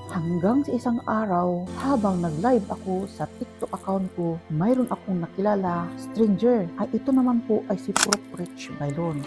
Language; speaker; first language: Filipino; non-native, local second language; Cebuano